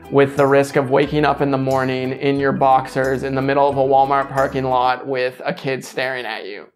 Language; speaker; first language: English; native; English